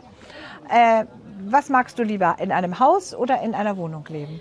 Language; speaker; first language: German; native; German